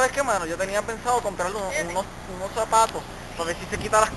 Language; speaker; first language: Spanish; native; Spanish